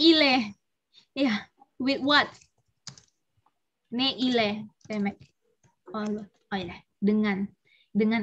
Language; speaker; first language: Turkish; non-native, learner; Indonesian